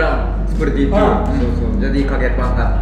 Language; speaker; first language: Indonesian; non-native, fluent; Japanese